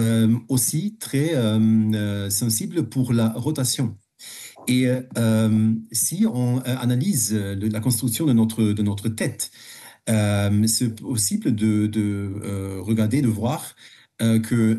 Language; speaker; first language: French; non-native, fluent; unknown